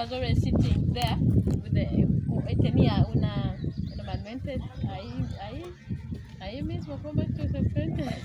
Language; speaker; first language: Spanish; non-native, learner; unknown